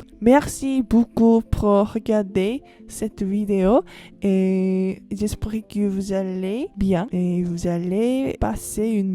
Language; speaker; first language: French; non-native, learner; Korean